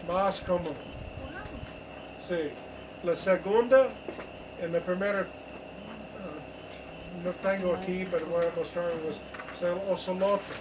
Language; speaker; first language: Spanish; non-native, learner; English